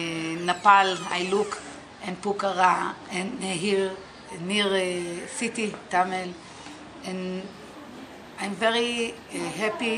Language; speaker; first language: English; non-native, learner; Hebrew